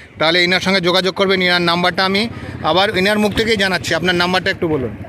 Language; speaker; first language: Bangla; native; Bangla